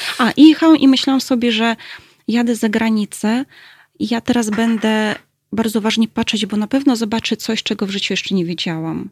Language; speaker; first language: Polish; early bilingual, heritage; Russian